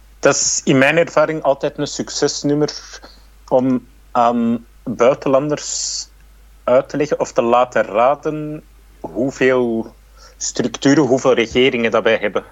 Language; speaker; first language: Dutch; native; Dutch